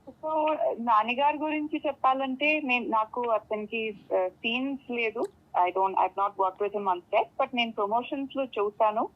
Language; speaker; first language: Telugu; non-native, local second language; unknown